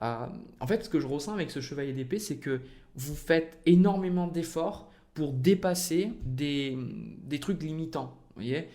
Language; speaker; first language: French; native; French